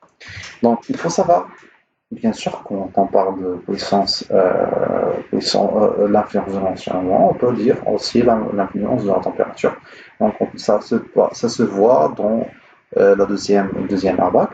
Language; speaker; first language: French; non-native, local second language; Arabic